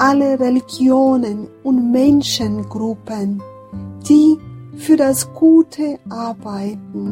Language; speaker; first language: German; non-native, fluent; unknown